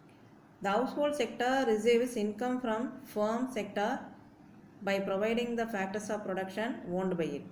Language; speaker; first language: English; non-native, local second language; Tamil